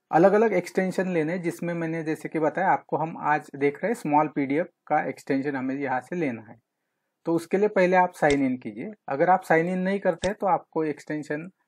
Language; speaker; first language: Hindi; non-native, local second language; Marathi